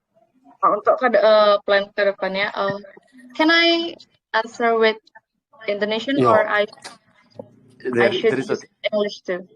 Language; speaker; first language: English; non-native, learner; Indonesian